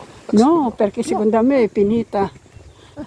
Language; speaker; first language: Italian; non-native, learner; Filipino